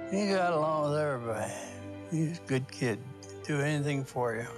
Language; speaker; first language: English; native; English